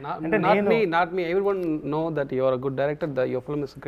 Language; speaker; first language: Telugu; non-native, local second language; Tamil